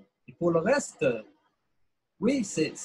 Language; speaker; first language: French; non-native, fluent; English